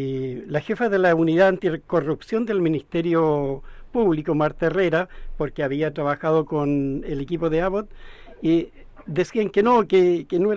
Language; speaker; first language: Spanish; native; Spanish